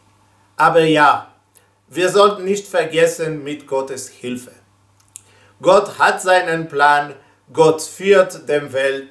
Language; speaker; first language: German; non-native, fluent; Hebrew